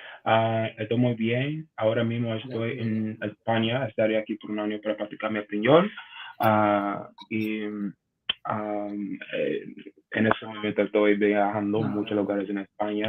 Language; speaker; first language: Spanish; non-native, learner; English